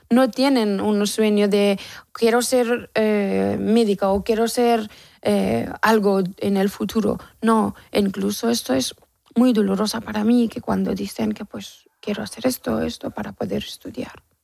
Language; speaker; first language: Spanish; non-native, learner; Persian